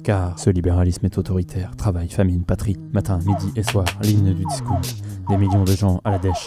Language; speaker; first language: French; native; French